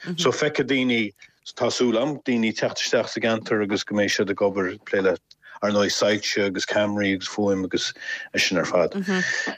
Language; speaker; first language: Irish; native; Irish